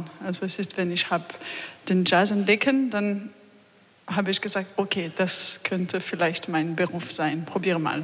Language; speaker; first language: German; non-native, learner; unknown